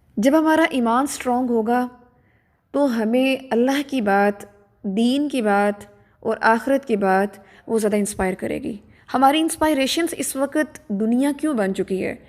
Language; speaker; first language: Urdu; native; Urdu